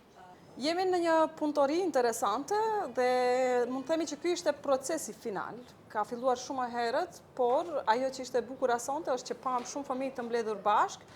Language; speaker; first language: Albanian; native; Albanian